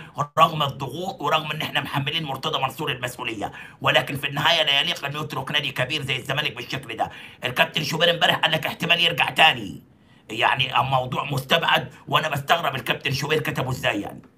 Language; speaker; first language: Arabic; native; Arabic